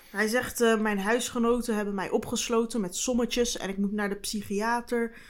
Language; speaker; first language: Dutch; early bilingual, other home language; Turkish